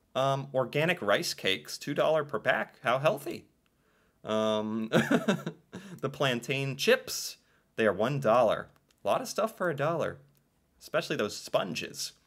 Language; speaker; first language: English; native; English